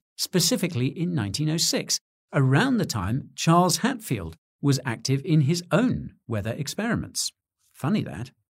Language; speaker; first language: English; native; English